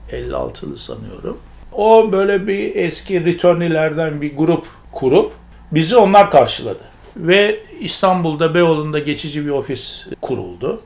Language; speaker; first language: Turkish; native; Turkish